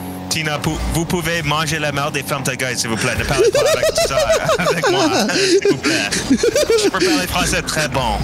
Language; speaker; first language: French; early bilingual, other home language; English